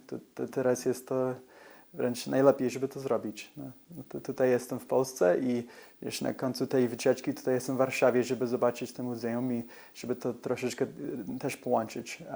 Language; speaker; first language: Polish; early bilingual, heritage; English